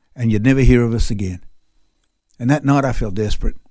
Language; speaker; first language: English; non-native, local second language; French